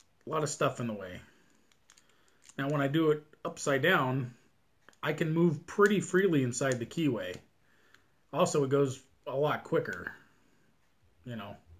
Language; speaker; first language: English; native; English